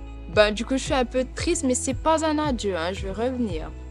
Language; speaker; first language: French; non-native, local second language; Morisyen